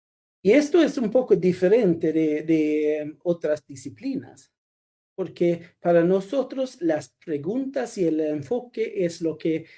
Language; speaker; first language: Spanish; non-native, fluent; Swedish